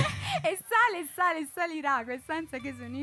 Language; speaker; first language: Italian; native; Italian